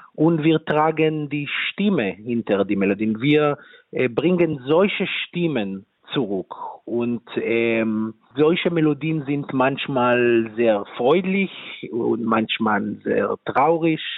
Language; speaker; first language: German; non-native, fluent; Hebrew